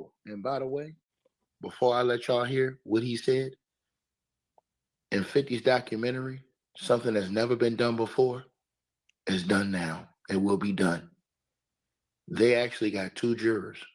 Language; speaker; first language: English; native; English